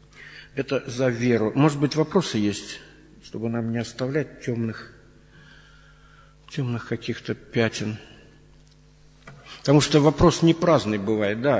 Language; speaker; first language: Russian; native; Russian